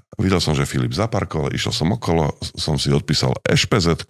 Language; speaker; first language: Slovak; native; Slovak